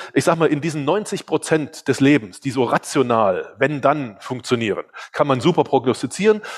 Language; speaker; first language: German; early bilingual, other home language; Hungarian